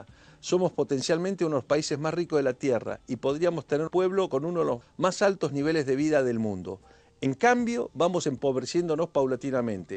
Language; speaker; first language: Spanish; native; Spanish